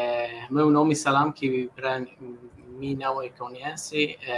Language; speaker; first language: Portuguese; non-native, fluent; Arabic